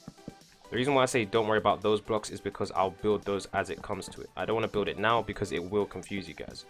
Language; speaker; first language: English; native; English